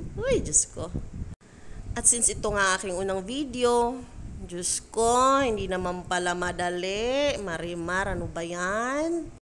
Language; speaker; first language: Filipino; non-native, local second language; Cebuano